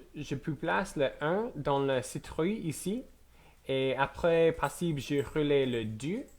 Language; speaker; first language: French; non-native, learner; English